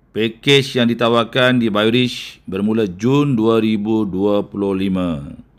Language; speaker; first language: Malay; native; Malay